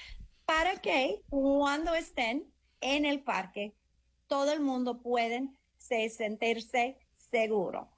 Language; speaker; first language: Spanish; non-native, fluent; English